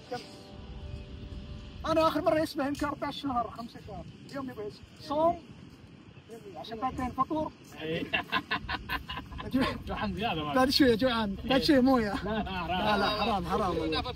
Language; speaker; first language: Arabic; non-native, learner; Bangla